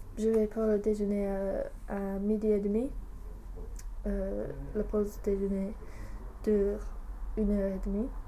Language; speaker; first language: French; non-native, learner; English